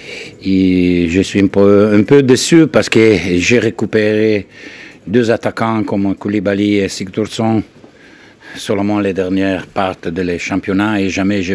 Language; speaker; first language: French; non-native, learner; Italian